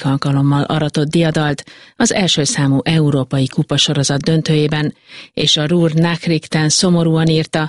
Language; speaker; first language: Hungarian; native; Hungarian